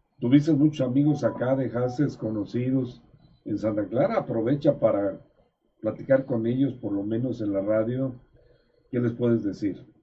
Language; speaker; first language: Spanish; native; Spanish